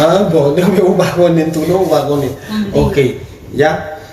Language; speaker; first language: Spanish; non-native, learner; Haitian Creole